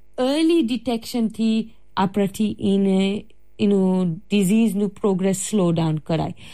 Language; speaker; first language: Gujarati; early bilingual, heritage; Gujarati